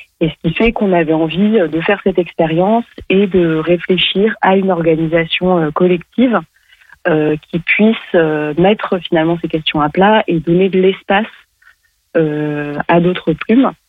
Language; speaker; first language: French; native; French